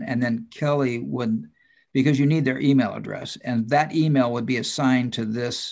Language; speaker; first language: English; native; English